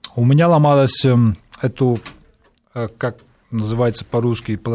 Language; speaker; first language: Russian; non-native, fluent; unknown